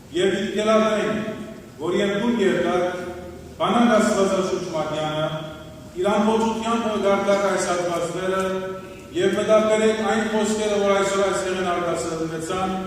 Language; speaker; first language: Armenian; early bilingual, heritage; Armenian